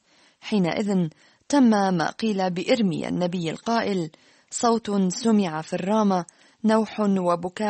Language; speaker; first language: Arabic; native; Arabic